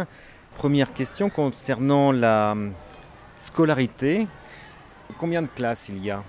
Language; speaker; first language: French; native; French